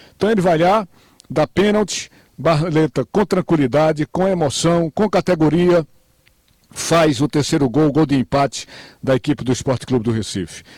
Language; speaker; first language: Portuguese; native; Portuguese